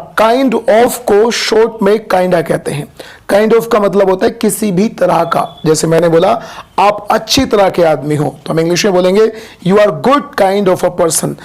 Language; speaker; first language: Hindi; native; Hindi